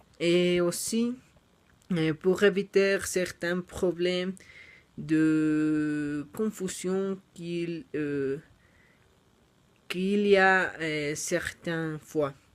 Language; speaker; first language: French; non-native, learner; Spanish